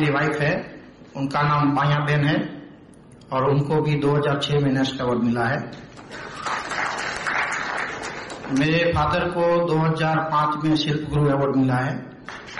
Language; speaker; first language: Hindi; non-native, local second language; Kachhi